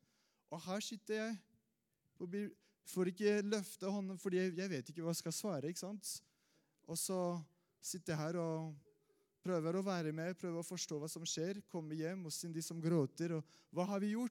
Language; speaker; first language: Norwegian; non-native, fluent; French